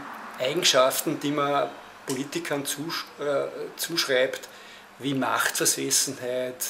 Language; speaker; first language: German; native; German